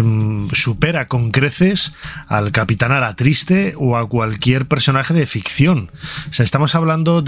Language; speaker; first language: Spanish; native; Spanish